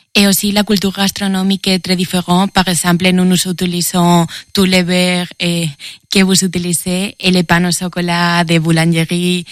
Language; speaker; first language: French; non-native, learner; Spanish